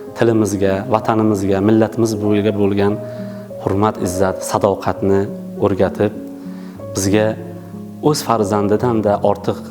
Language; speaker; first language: Uzbek; native; Uzbek